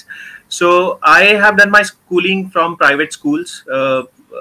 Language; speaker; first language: English; non-native, local second language; Hindi